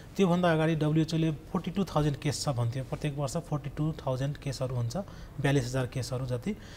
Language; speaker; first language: Nepali; non-native, local second language; Maithili